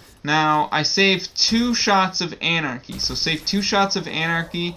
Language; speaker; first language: English; native; English